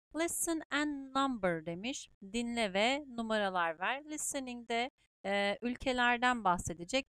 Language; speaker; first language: Turkish; native; Turkish